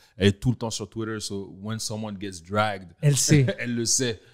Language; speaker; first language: French; native; French